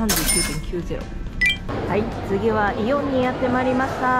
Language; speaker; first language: Japanese; native; Japanese